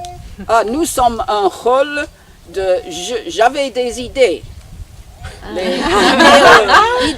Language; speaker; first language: French; non-native, learner; English